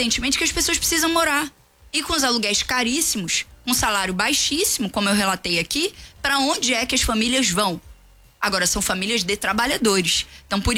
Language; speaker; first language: Portuguese; native; Portuguese